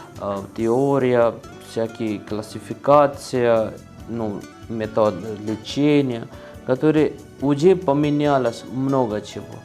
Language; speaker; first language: Russian; non-native, learner; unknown